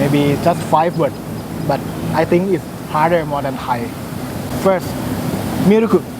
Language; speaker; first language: English; non-native, learner; Thai